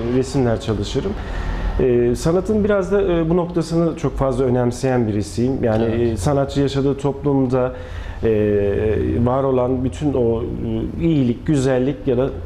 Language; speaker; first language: Turkish; native; Turkish